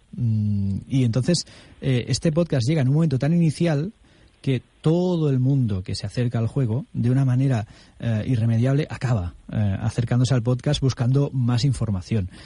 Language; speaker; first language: Spanish; non-native, local second language; Catalan